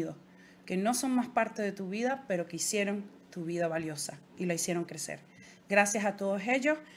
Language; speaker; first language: Spanish; native; Spanish